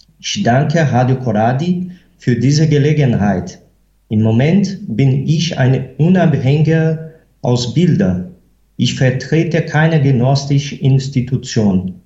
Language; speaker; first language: German; non-native, fluent; Portuguese